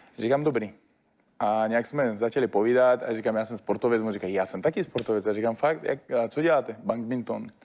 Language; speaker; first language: Czech; non-native, fluent; Uzbek